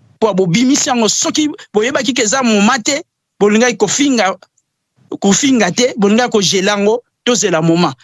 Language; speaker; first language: Lingala; non-native, local second language; Kongo